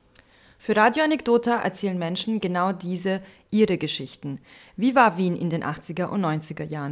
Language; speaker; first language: German; early bilingual, other home language; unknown